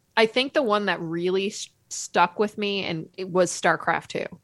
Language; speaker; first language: English; native; English